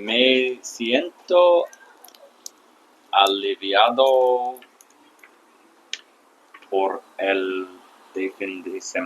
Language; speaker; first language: Spanish; non-native, learner; English